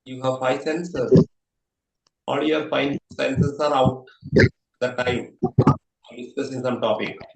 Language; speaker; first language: English; non-native, local second language; Malayalam